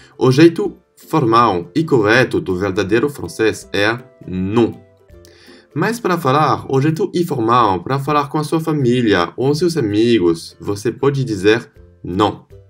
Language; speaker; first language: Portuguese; non-native, fluent; French